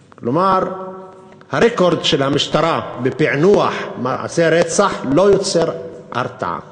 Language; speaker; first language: Hebrew; non-native, local second language; Arabic